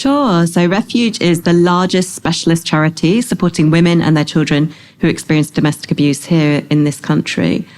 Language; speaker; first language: English; native; English